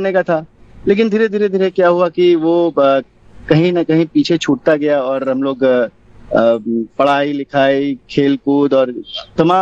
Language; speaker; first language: Hindi; native; Hindi